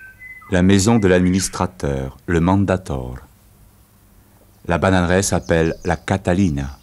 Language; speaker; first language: French; native; French